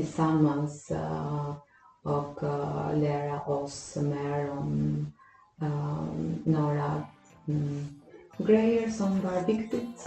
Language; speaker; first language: Swedish; non-native, fluent; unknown